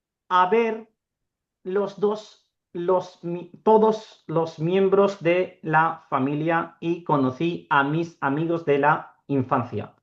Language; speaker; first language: Spanish; non-native, fluent; Urdu